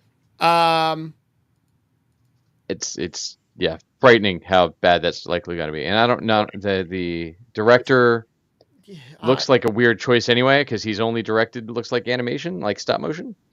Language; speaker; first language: English; native; English